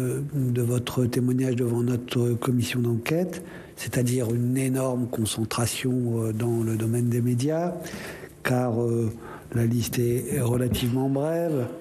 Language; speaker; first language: French; native; French